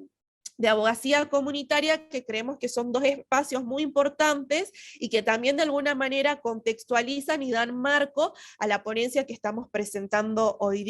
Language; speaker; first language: Spanish; native; Spanish